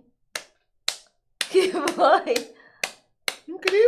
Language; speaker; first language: Portuguese; non-native, learner; Russian